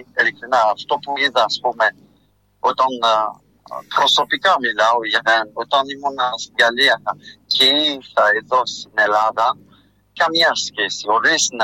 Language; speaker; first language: Greek; non-native, fluent; French